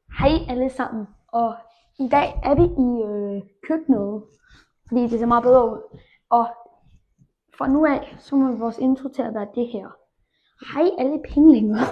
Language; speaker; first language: Danish; early bilingual, other home language; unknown